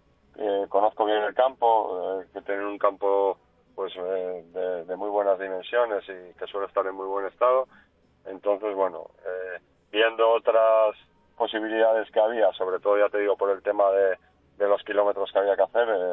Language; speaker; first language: Spanish; native; Spanish